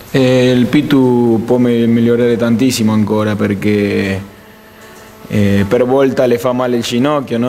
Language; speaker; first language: Italian; non-native, fluent; Spanish